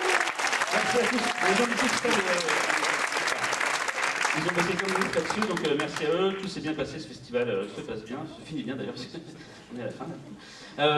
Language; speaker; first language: French; native; French